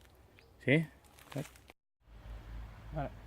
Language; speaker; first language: Spanish; native; Spanish